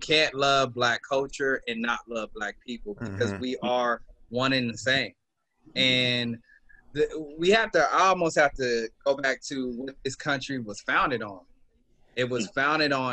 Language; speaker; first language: English; native; English